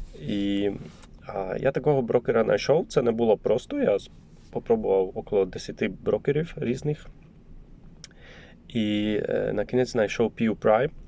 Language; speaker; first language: Ukrainian; non-native, learner; Polish